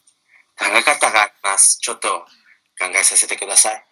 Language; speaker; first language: Japanese; non-native, fluent; Spanish